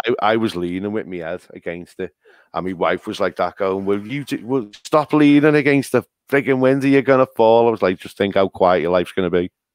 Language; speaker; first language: English; native; English